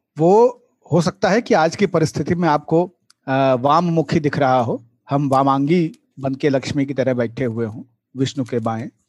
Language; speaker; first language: Hindi; native; Hindi